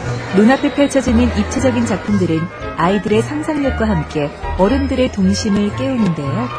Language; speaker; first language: Korean; native; Korean